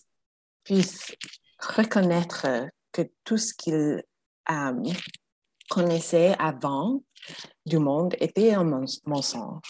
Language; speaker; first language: French; non-native, fluent; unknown